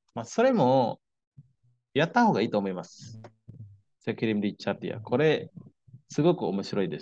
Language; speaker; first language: Japanese; non-native, fluent; Indonesian